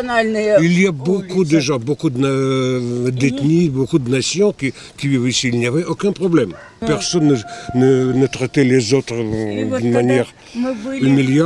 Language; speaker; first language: French; non-native, fluent; Russian